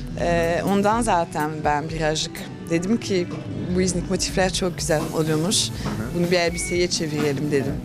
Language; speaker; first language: Turkish; early bilingual, heritage; Turkish